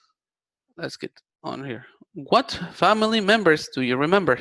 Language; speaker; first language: English; non-native, fluent; Spanish